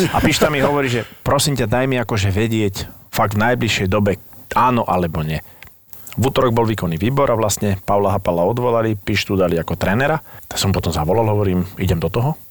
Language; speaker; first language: Slovak; native; Slovak